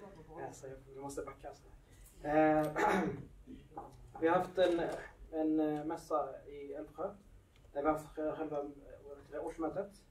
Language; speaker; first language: Swedish; early bilingual, other home language; Somali